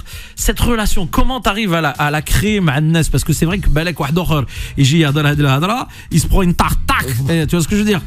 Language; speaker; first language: French; native; French